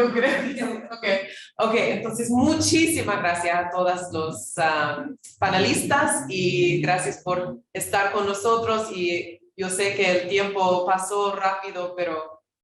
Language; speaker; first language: Spanish; non-native, fluent; English